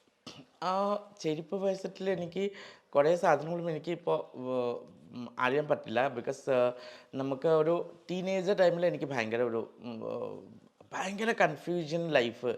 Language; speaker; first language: Malayalam; non-native, local second language; Assamese